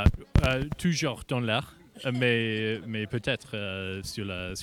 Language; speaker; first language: French; non-native, learner; English